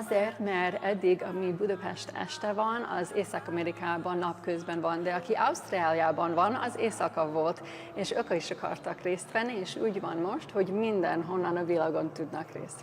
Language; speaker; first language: Hungarian; early bilingual, heritage; English